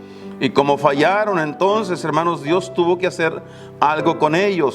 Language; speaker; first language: Spanish; native; Spanish